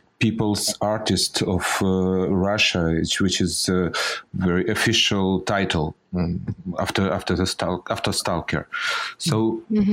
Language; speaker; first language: English; non-native, fluent; Russian